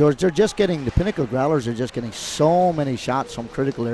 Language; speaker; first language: English; native; English